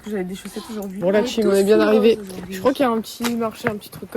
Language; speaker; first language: French; native; French